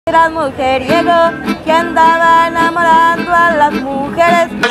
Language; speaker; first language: Spanish; native; Spanish